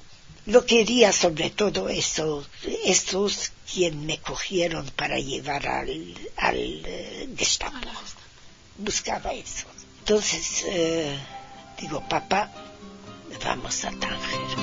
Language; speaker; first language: Spanish; non-native, fluent; Hungarian